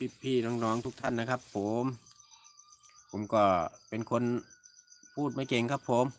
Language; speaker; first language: Thai; native; Thai